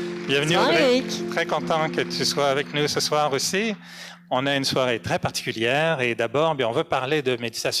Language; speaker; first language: French; native; French